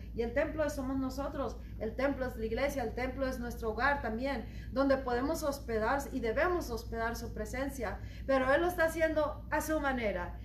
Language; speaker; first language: Spanish; early bilingual, heritage; Spanish